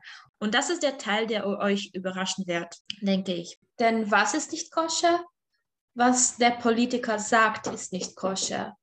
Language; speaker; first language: German; non-native, fluent; Czech